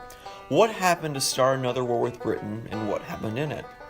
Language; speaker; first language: English; native; English